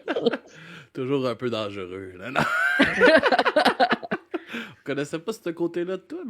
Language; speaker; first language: French; native; French